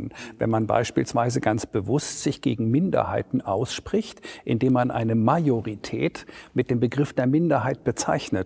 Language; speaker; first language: German; native; German